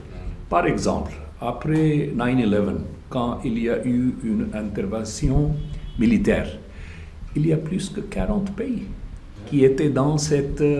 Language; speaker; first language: French; non-native, fluent; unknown